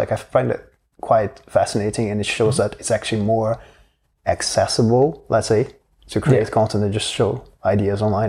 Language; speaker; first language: English; non-native, fluent; Portuguese